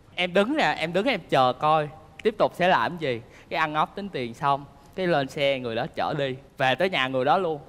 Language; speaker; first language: Vietnamese; native; Vietnamese